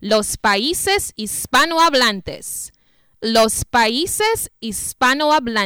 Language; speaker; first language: Spanish; non-native, fluent; English